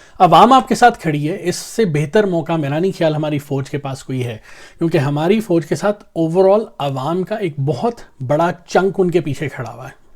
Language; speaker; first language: Urdu; non-native, local second language; Punjabi